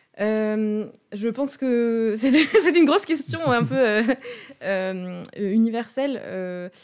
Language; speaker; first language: French; native; French